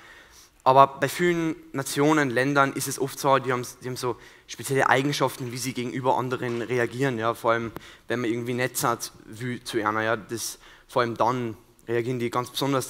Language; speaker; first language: German; native; German